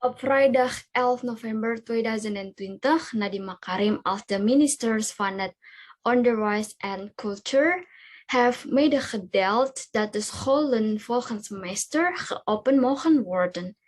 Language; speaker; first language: Dutch; non-native, learner; Indonesian